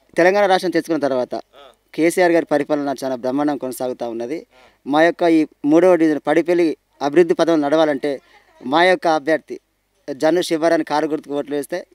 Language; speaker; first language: Telugu; native; Telugu